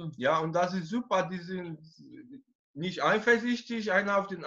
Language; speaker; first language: German; non-native, fluent; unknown